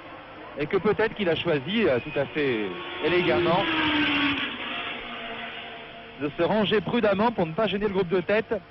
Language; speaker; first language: French; native; French